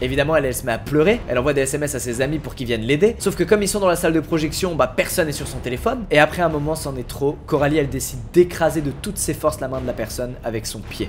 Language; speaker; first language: French; native; French